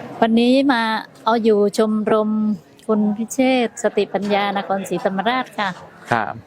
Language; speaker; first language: Thai; native; Thai